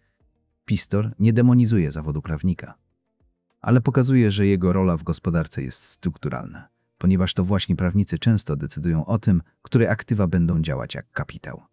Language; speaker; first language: Polish; native; Polish